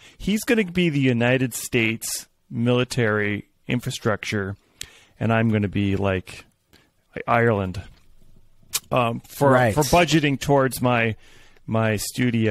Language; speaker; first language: English; native; English